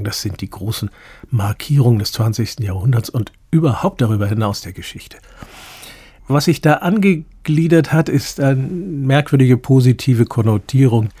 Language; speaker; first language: German; native; German